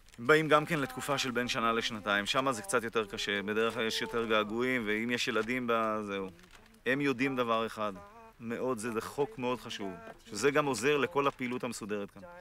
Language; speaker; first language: Hebrew; native; Hebrew